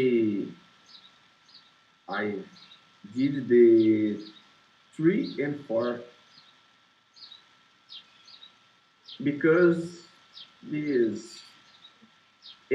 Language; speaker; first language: English; non-native, learner; Portuguese